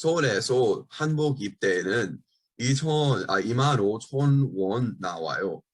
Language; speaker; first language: Korean; non-native, learner; English